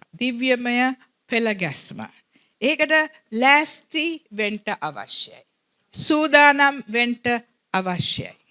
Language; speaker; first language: Sinhala; native; Sinhala